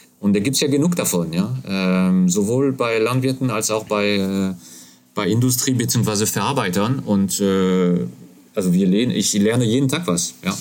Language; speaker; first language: German; non-native, fluent; French